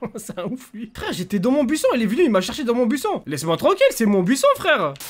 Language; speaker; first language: French; native; French